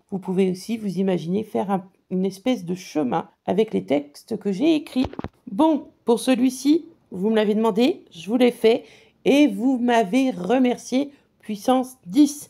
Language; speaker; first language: French; native; French